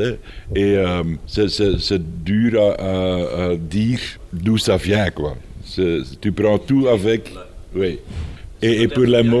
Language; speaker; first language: French; non-native, fluent; Dutch